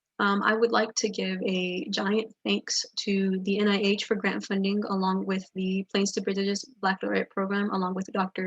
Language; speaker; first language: English; native; English